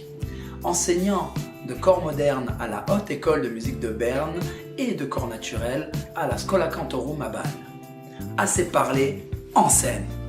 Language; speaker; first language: French; native; French